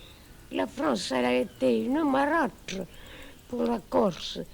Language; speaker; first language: French; non-native, local second language; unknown